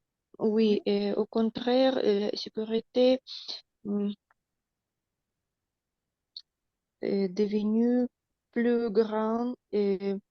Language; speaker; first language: French; non-native, learner; Russian